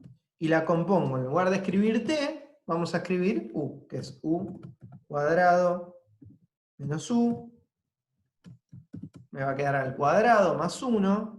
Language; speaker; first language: Spanish; native; Spanish